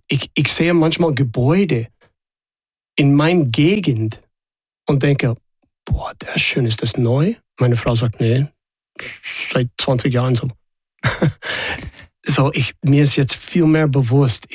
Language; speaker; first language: German; non-native, fluent; English